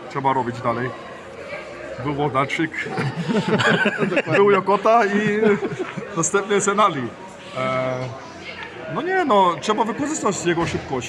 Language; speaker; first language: Polish; early bilingual, heritage; Polish